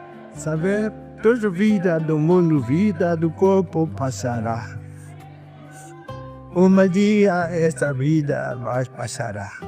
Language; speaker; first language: Portuguese; non-native, learner; Lingala